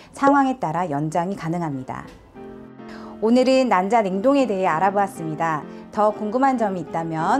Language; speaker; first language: Korean; native; Korean